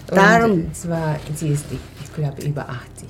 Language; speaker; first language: German; non-native, fluent; Japanese